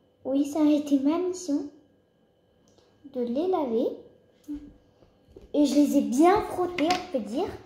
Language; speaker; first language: French; early bilingual, other home language; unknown